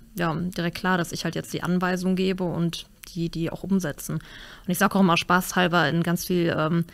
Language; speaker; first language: German; native; German